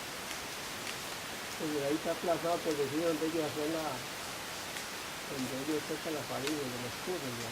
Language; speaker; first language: Spanish; native; Spanish